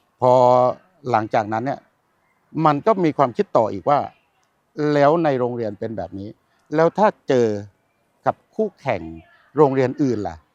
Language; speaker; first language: Thai; native; Thai